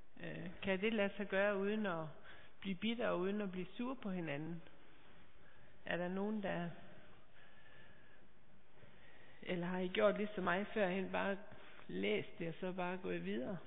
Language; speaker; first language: Danish; native; Danish